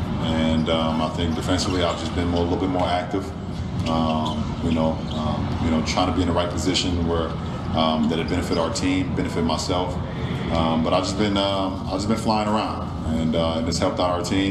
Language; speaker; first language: English; native; English